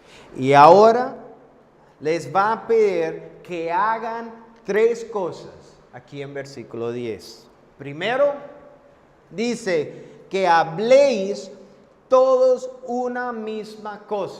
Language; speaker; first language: Spanish; non-native, fluent; English